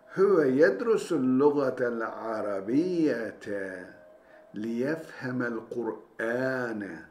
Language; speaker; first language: Arabic; non-native, fluent; Turkish